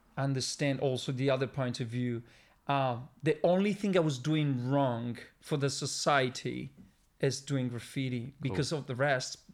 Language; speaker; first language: English; non-native, fluent; Italian